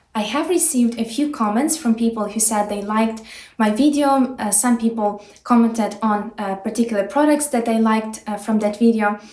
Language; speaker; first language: English; non-native, fluent; Ukrainian